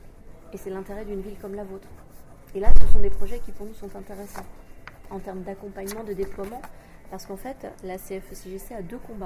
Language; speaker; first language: French; native; French